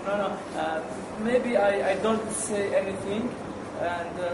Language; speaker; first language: English; non-native, learner; Arabic